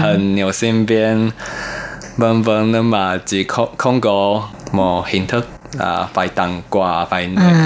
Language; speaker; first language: Vietnamese; non-native, learner; Chinese